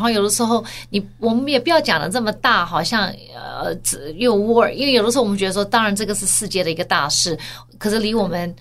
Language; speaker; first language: Chinese; early bilingual, heritage; Chinese